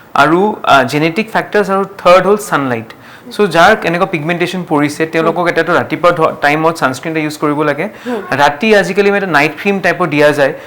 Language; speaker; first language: Assamese; non-native, local second language; Marwari